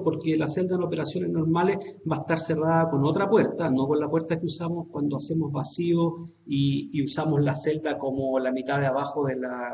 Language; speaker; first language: Spanish; native; Spanish